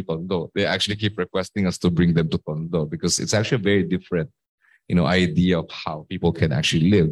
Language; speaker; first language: English; non-native, local second language; Filipino